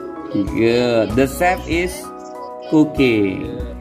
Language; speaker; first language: English; non-native, fluent; Indonesian